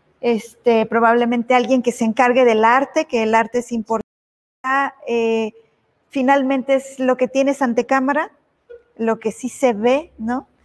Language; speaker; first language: Spanish; native; Spanish